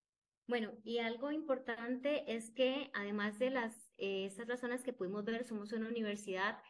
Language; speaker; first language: Spanish; native; Spanish